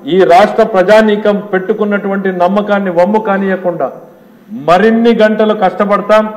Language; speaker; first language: Telugu; native; Telugu